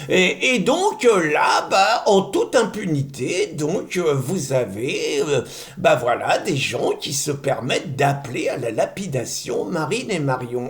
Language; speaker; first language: French; native; French